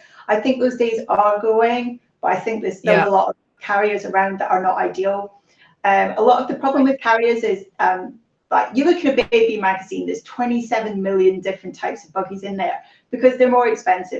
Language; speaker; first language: English; native; English